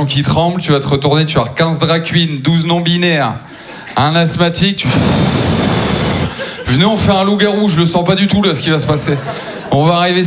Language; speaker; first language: French; native; French